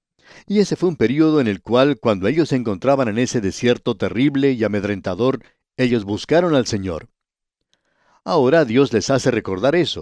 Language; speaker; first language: Spanish; native; Spanish